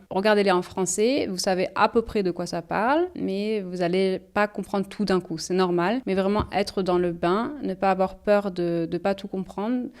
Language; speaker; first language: French; native; French